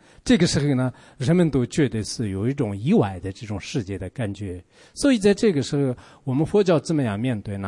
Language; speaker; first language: Chinese; non-native, local second language; Tibetan